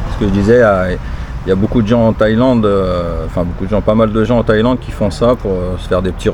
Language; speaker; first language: French; native; French